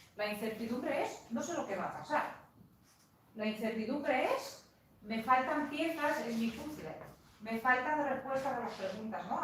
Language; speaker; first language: Spanish; non-native, fluent; Polish